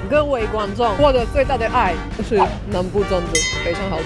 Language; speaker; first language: Chinese; non-native, fluent; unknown